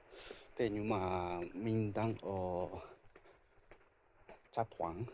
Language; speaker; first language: Vietnamese; non-native, learner; Japanese